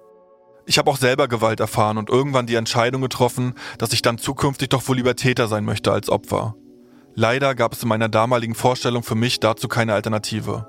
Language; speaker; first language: German; native; German